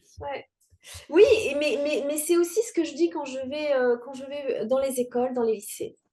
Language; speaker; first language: French; non-native, local second language; Kinyarwanda